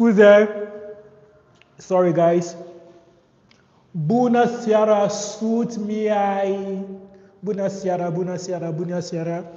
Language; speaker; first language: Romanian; non-native, learner; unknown